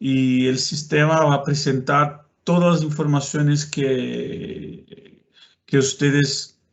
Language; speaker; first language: Spanish; non-native, fluent; Portuguese